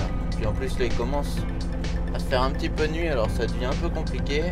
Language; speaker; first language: French; native; French